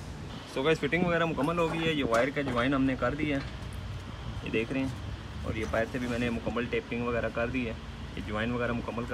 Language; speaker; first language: Urdu; native; Urdu